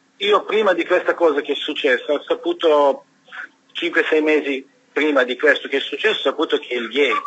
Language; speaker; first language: Italian; non-native, learner; Serbian